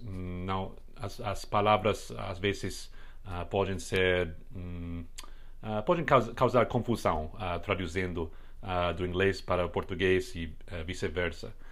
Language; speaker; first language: Portuguese; non-native, fluent; English